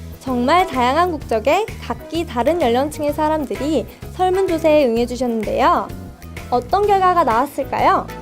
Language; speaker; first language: Korean; native; Korean